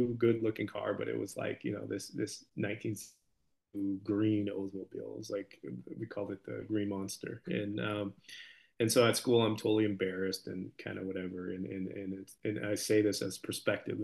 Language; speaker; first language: English; native; English